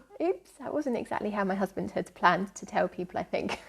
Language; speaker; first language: English; native; English